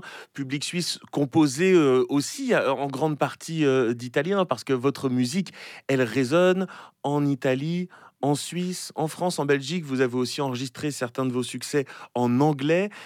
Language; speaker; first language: French; native; French